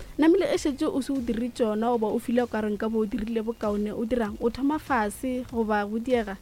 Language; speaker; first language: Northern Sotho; non-native, local second language; Tswana